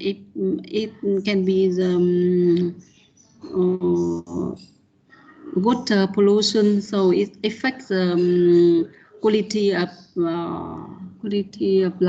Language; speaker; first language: English; non-native, learner; Vietnamese